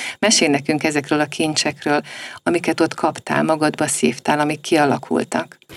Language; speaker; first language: Hungarian; native; Hungarian